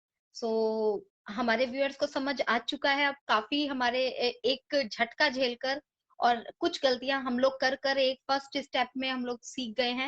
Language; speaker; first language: Hindi; native; Hindi